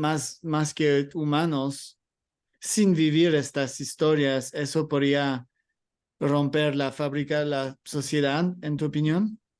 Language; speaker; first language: Spanish; non-native, learner; English